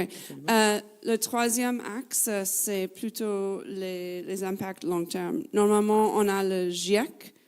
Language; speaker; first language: French; non-native, fluent; English